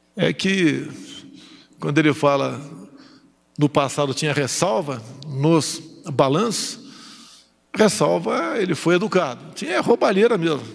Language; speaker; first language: Portuguese; native; Portuguese